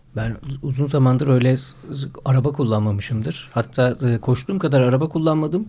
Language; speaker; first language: Turkish; native; Turkish